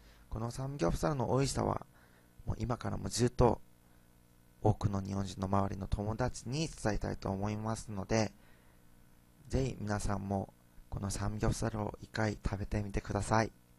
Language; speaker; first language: Japanese; non-native, fluent; Korean